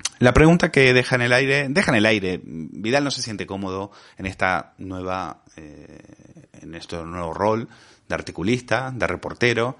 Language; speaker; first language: Spanish; native; Spanish